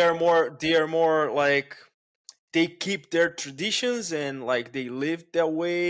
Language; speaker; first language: English; non-native, fluent; Portuguese